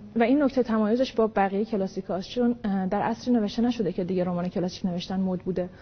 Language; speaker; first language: Persian; native; Persian